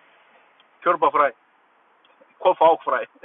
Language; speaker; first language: German; non-native, learner; Bulgarian